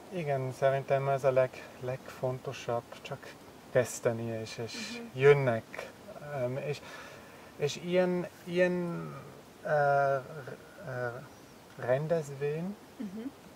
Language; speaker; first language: Hungarian; non-native, learner; German